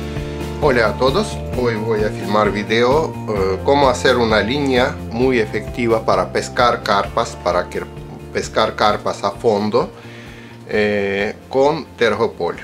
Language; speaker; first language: Spanish; non-native, fluent; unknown